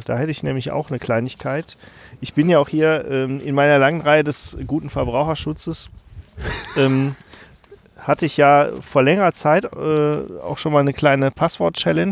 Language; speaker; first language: German; native; German